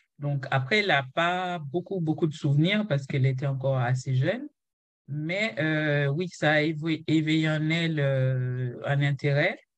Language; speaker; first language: French; non-native, local second language; Haitian Creole